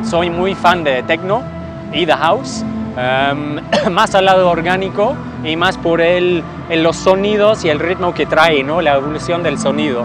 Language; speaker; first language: Spanish; non-native, fluent; English